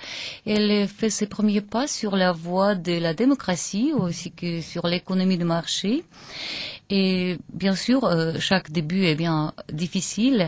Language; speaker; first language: French; non-native, learner; Latvian